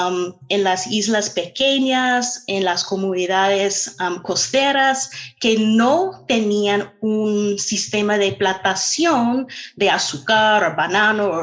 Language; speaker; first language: Spanish; non-native, fluent; English